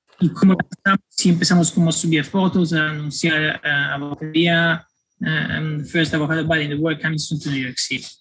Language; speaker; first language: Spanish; non-native, fluent; Italian